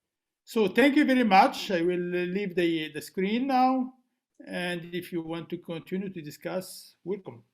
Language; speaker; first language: English; non-native, fluent; Arabic